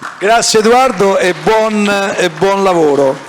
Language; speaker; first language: Italian; native; Italian